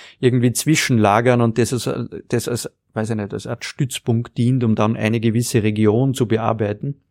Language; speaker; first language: German; native; German